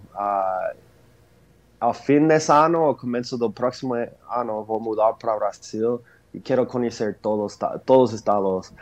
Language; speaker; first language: Portuguese; non-native, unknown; English